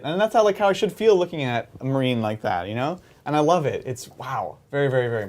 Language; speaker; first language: English; native; English